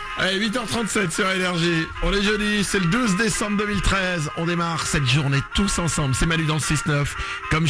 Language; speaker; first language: French; native; French